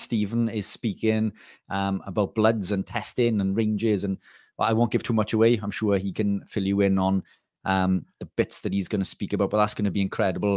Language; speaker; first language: English; native; English